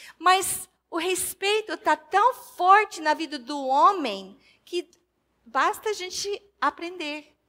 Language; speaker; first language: Portuguese; non-native, fluent; English